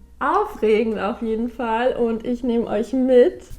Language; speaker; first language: German; native; German